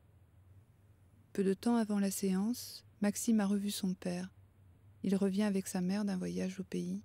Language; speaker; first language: French; native; French